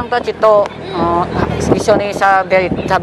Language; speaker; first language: Japanese; non-native, learner; Indonesian